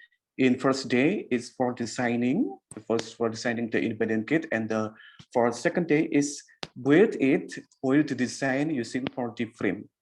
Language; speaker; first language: English; non-native, learner; Indonesian